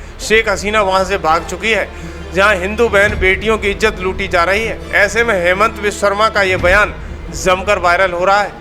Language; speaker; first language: Hindi; native; Hindi